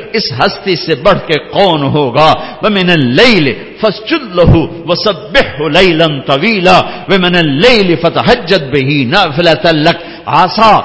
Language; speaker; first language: Urdu; native; Urdu